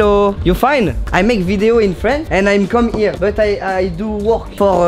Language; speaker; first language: English; non-native, learner; French